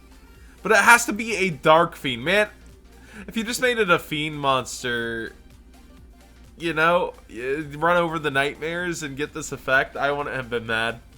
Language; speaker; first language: English; native; English